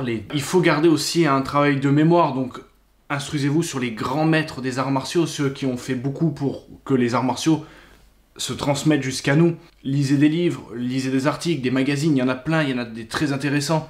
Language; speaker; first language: French; native; French